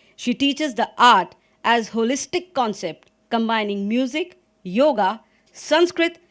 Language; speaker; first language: English; non-native, local second language; Hindi